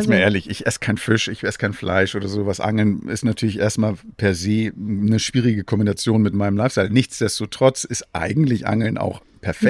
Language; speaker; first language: German; native; German